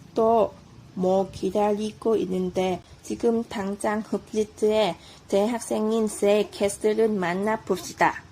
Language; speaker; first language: Korean; non-native, learner; Vietnamese